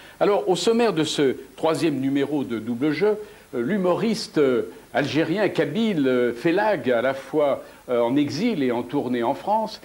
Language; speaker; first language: French; native; French